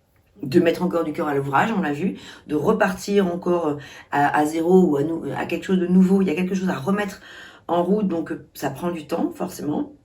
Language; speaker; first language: French; native; French